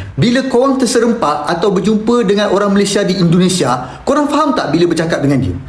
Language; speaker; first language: Malay; native; Malay